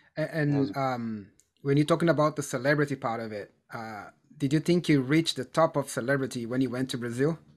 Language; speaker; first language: English; non-native, fluent; Portuguese